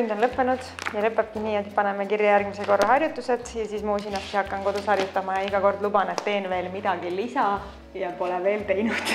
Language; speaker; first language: Estonian; native; Estonian